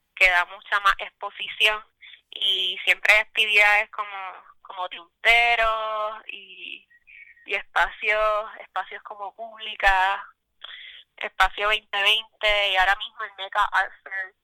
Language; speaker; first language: Spanish; native; Spanish